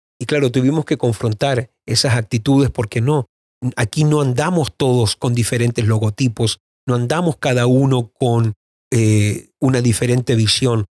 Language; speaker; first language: Spanish; native; Spanish